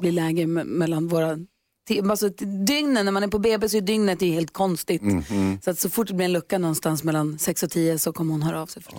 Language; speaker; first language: Swedish; native; Swedish